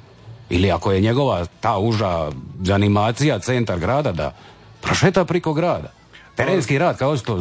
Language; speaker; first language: Serbian; native; Serbian